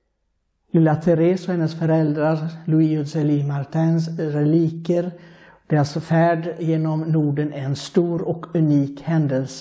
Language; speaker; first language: Swedish; non-native, fluent; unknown